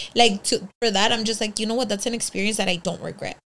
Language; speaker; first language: English; early bilingual, other home language; Spanish